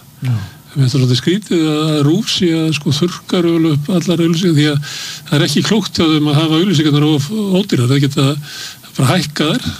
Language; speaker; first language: Icelandic; native; Icelandic